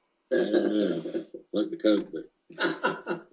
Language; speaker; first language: English; native; English